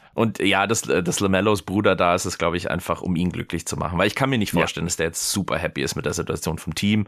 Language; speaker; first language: German; early bilingual, other home language; English